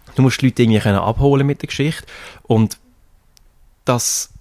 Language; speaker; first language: German; native; German